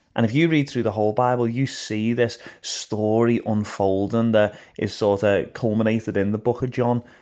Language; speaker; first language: English; native; English